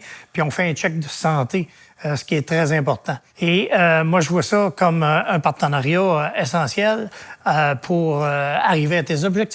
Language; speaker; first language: French; native; French